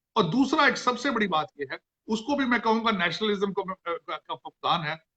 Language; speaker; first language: Urdu; non-native, local second language; Punjabi